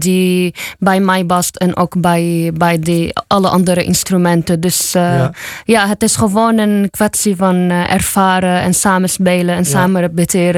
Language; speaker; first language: Dutch; non-native, fluent; Arabic